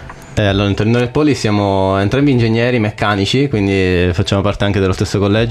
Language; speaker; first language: Italian; native; Italian